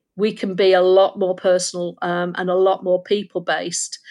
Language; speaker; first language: English; native; English